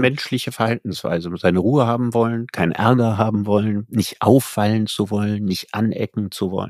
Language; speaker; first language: German; native; German